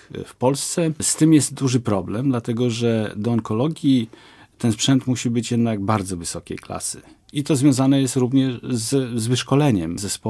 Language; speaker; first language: Polish; native; Polish